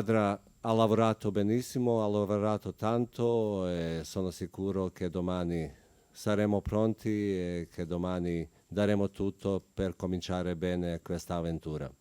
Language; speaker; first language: Italian; non-native, fluent; Bosnian